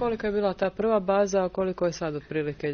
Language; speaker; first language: Croatian; native; Croatian